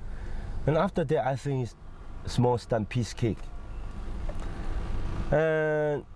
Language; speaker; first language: English; non-native, fluent; Cantonese